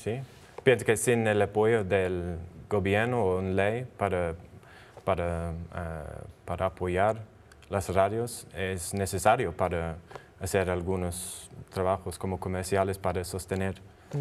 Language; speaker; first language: Spanish; non-native, learner; English